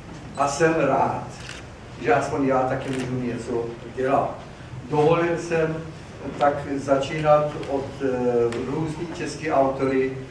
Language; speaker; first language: Czech; non-native, fluent; Persian